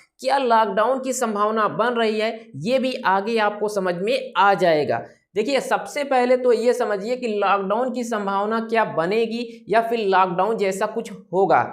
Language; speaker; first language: Hindi; native; Hindi